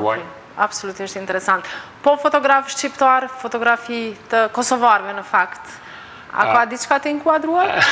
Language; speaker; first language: Albanian; native; Albanian